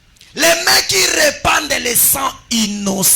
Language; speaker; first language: Haitian Creole; non-native, local second language; Lingala